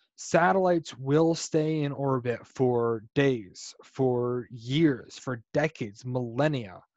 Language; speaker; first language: English; native; English